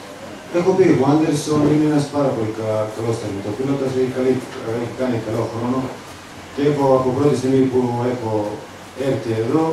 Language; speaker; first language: Greek; non-native, fluent; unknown